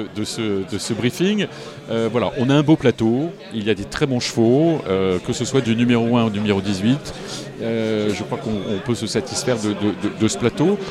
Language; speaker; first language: French; native; French